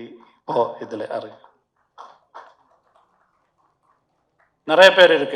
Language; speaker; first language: Tamil; non-native, learner; Malayalam